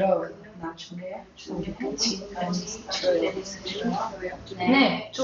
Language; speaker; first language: Korean; non-native, learner; Spanish